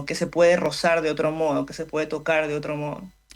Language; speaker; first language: Spanish; native; Spanish